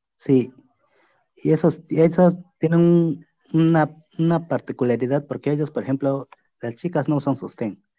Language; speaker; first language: Spanish; native; Spanish